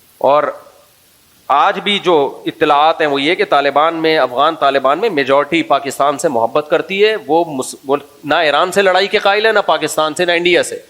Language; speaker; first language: Urdu; native; Urdu